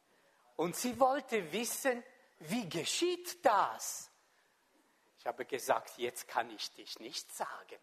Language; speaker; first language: German; non-native, fluent; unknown